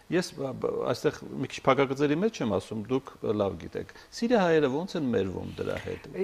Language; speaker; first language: Armenian; native; Armenian